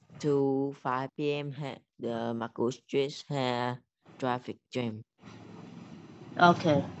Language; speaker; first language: English; non-native, learner; Vietnamese